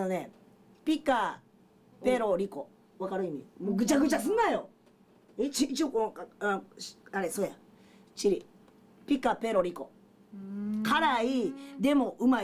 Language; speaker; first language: Japanese; native; Japanese